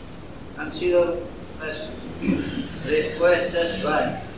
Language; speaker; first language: Spanish; non-native, fluent; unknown